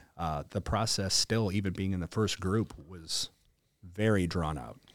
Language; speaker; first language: English; native; English